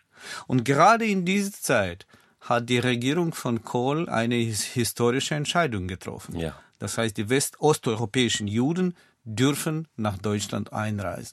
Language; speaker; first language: German; non-native, fluent; Russian